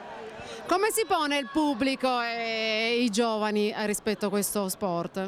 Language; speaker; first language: Italian; native; Italian